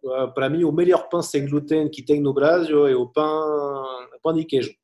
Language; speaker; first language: Portuguese; non-native, learner; French